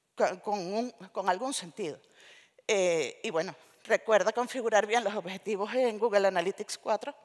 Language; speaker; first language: Spanish; native; Spanish